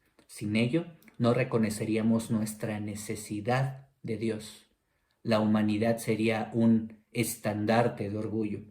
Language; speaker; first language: Spanish; native; Spanish